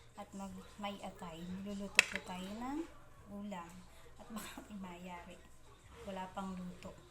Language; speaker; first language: Filipino; native; Filipino